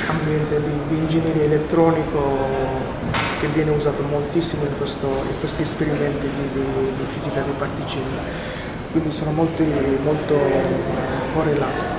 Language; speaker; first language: Italian; non-native, fluent; Bangla